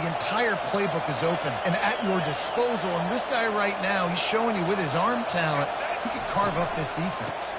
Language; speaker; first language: English; native; English